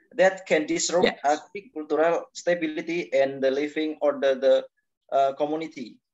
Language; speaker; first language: English; non-native, learner; Indonesian